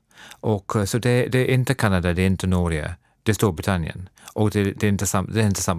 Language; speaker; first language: Swedish; non-native, fluent; English